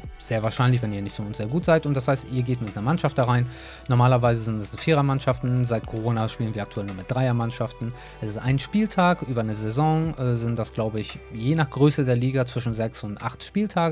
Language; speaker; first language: German; native; German